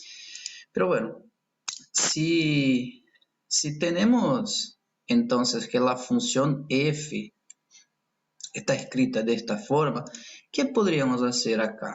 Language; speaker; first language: Spanish; non-native, fluent; Portuguese